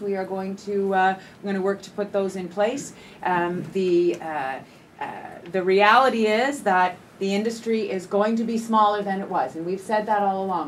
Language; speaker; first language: English; native; English